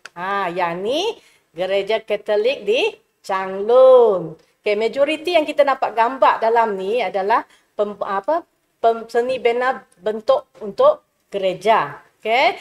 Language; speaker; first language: Malay; non-native, local second language; Chinese